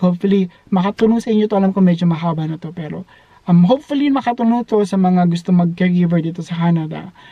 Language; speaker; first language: Filipino; native; Filipino